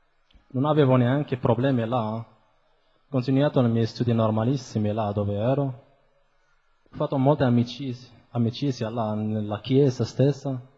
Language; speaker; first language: Italian; non-native, fluent; Arabic